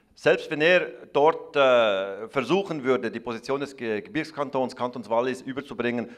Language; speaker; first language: German; native; German